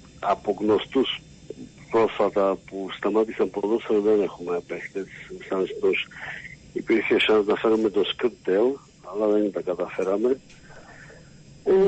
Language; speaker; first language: Greek; non-native, learner; Slovak